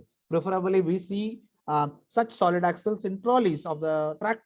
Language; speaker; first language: English; non-native, local second language; Marathi